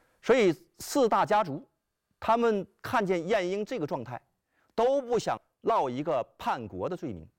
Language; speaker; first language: Chinese; native; Chinese